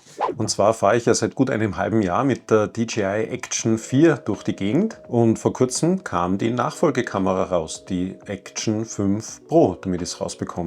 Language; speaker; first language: German; native; German